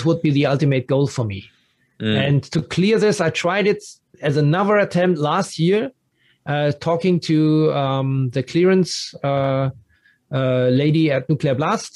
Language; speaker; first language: English; non-native, fluent; German